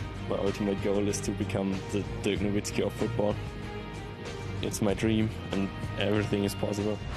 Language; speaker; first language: English; non-native, fluent; German